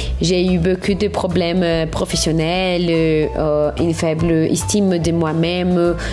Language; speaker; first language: French; non-native, learner; Portuguese